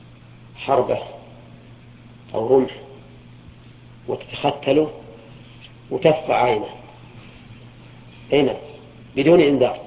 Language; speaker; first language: Arabic; native; Arabic